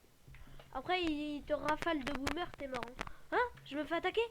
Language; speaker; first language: French; native; French